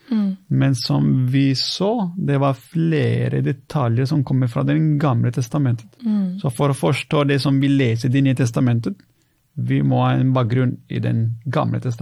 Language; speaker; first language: Norwegian; non-native, fluent; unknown